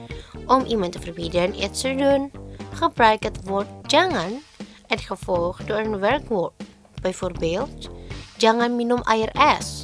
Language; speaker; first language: Dutch; non-native, learner; Indonesian